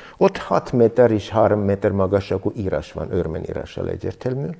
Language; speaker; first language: Hungarian; non-native, learner; Armenian